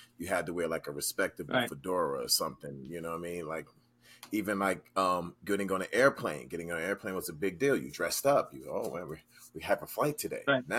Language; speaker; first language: English; native; English